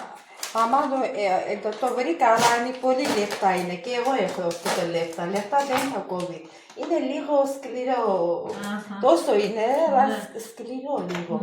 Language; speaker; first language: Greek; non-native, learner; Armenian